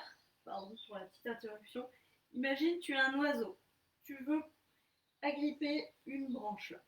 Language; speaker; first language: French; native; French